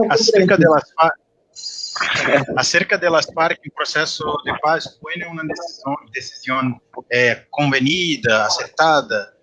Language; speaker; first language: Spanish; non-native, learner; Portuguese